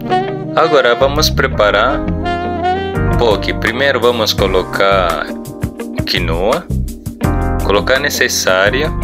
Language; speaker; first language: Portuguese; non-native, learner; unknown